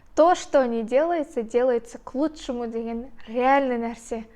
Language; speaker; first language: Russian; non-native, local second language; Kazakh